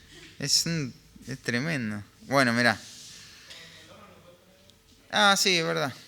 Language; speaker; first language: Spanish; native; Spanish